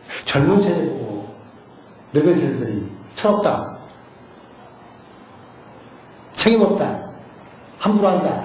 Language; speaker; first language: Korean; native; Korean